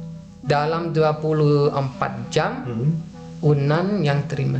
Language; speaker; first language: Indonesian; non-native, fluent; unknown